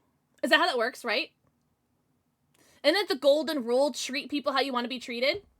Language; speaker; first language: English; native; English